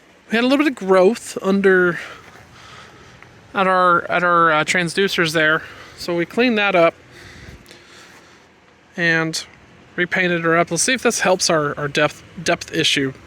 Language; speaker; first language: English; native; English